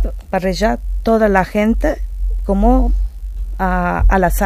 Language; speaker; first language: Catalan; non-native, learner; Spanish